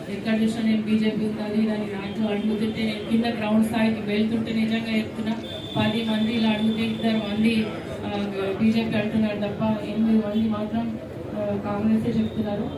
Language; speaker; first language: Telugu; native; Telugu